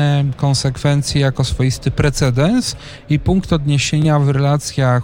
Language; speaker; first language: Polish; native; Polish